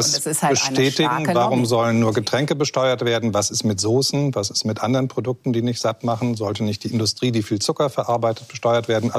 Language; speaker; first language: German; native; German